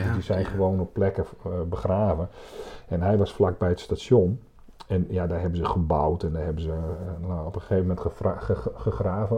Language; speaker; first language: Dutch; native; Dutch